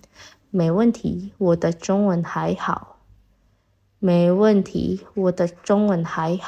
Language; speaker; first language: Chinese; non-native, fluent; Indonesian